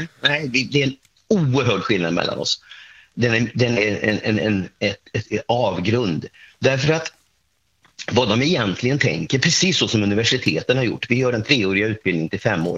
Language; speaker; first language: Swedish; native; Swedish